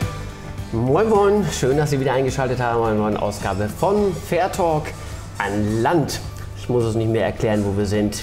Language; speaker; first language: German; native; German